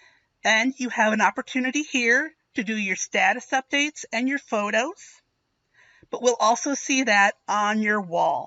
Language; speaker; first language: English; native; English